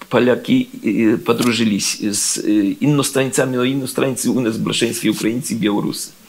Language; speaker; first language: Russian; non-native, learner; Polish